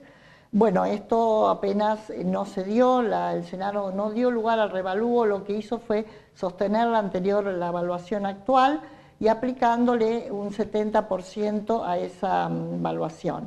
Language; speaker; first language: Spanish; native; Spanish